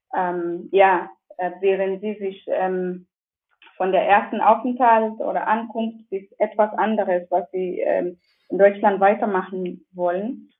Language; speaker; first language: German; non-native, fluent; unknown